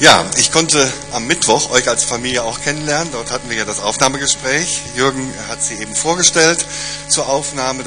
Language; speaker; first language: German; non-native, learner; Persian